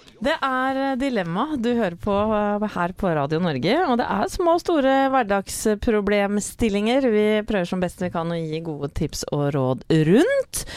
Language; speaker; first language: Norwegian; native; Norwegian